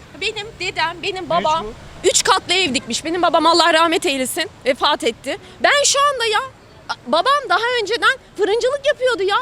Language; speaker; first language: Turkish; native; Turkish